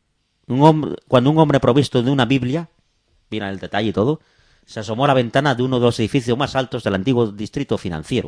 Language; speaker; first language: Spanish; native; Spanish